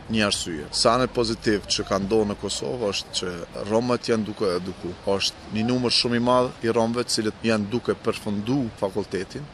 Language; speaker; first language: Albanian; non-native, local second language; Romany